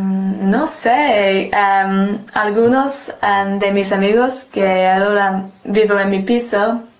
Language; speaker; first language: Spanish; non-native, learner; English